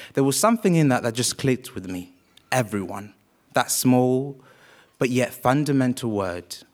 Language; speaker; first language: English; native; English